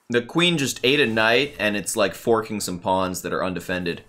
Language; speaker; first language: English; native; English